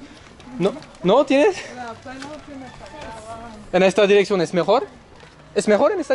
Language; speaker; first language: Spanish; non-native, learner; French